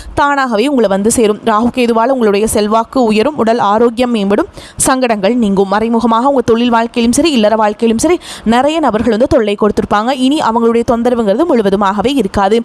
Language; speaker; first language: Tamil; native; Tamil